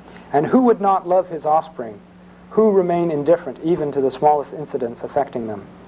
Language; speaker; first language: English; native; English